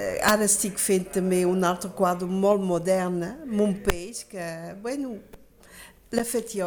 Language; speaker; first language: Catalan; early bilingual, heritage; Catalan